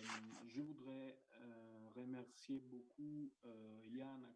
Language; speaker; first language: French; non-native, fluent; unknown